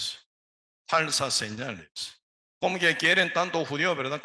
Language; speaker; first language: Spanish; non-native, learner; Korean